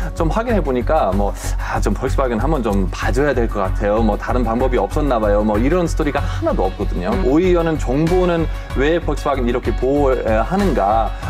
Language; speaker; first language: Korean; non-native, fluent; German